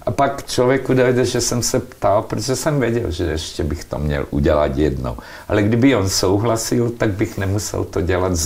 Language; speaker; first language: Czech; non-native, local second language; Slovak